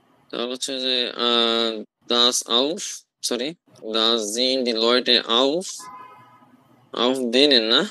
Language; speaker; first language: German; non-native, learner; Bangla